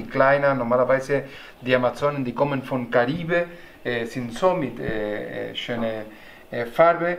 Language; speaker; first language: German; non-native, learner; Spanish